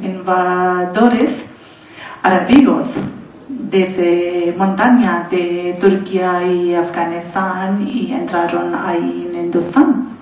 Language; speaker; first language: Spanish; non-native, learner; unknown